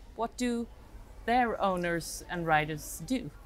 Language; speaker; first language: English; non-native, fluent; Swedish